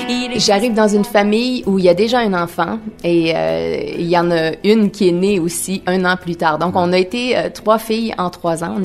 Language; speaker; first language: French; native; French